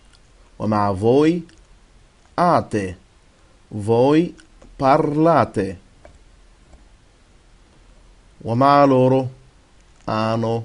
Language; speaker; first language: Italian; non-native, fluent; Arabic